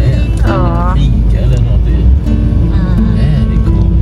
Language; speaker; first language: Swedish; non-native, learner; Thai